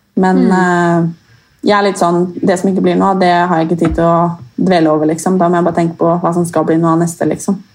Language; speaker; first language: Norwegian; native; Norwegian